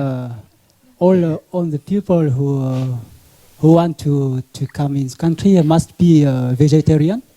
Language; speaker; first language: English; non-native, learner; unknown